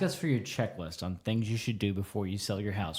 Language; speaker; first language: English; native; English